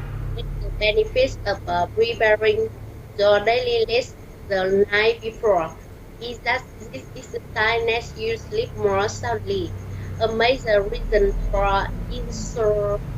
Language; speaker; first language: English; non-native, learner; Vietnamese